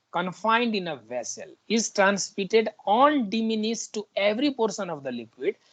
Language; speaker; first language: English; non-native, local second language; Nepali